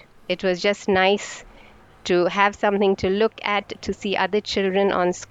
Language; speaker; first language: English; non-native, local second language; Marathi